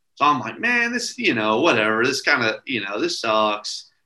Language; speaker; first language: English; native; English